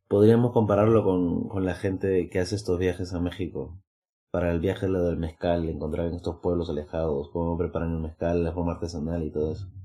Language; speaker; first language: Spanish; native; Spanish